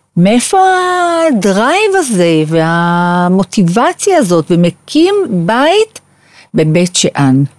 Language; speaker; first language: Hebrew; native; Hebrew